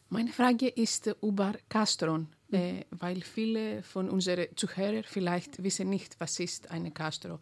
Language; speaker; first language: German; non-native, fluent; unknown